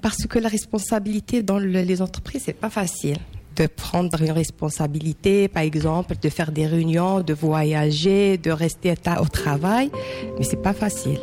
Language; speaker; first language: French; non-native, local second language; Arabic